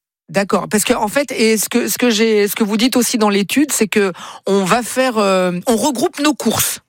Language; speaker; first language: French; native; French